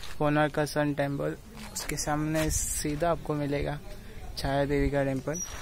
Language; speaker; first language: Hindi; non-native, local second language; Marathi